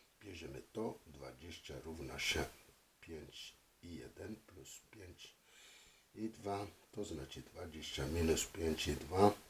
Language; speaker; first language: Polish; non-native, fluent; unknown